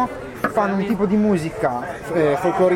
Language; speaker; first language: Italian; native; Italian